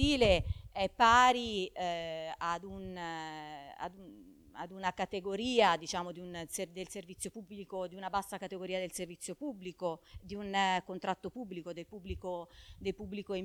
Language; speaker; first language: Italian; native; Italian